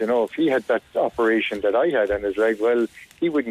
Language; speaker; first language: English; native; English